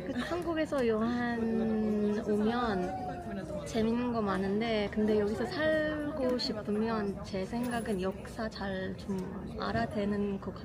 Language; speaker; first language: Korean; non-native, learner; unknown